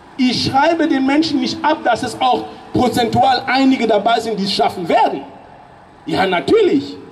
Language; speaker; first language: German; early bilingual, other home language; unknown